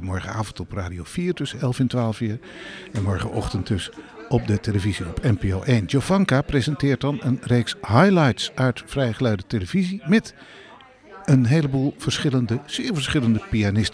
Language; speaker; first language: Dutch; native; Dutch